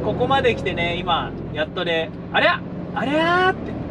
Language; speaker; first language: Japanese; native; Japanese